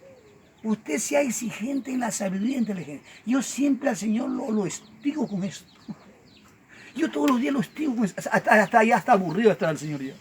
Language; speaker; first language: Spanish; native; Spanish